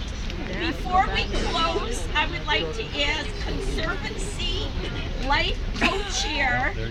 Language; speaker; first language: English; native; English